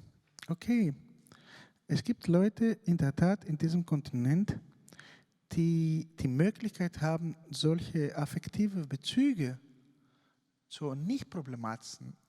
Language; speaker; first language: German; non-native, fluent; Greek